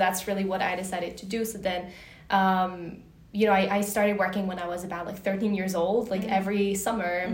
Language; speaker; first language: English; native; English